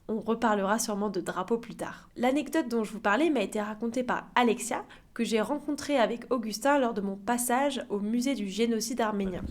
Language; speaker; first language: French; native; French